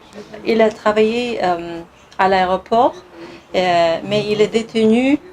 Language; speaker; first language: French; non-native, fluent; Kazakh